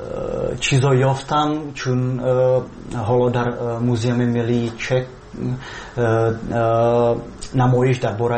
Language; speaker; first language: Persian; non-native, fluent; Czech